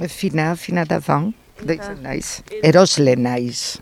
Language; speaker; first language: Basque; non-native, local second language; French